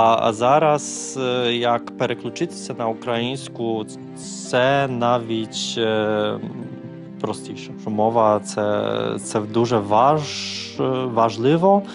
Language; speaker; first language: Ukrainian; non-native, learner; Polish